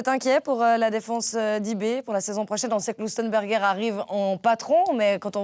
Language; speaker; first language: French; native; French